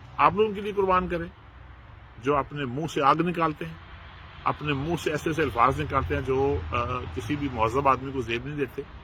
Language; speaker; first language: Urdu; non-native, local second language; Punjabi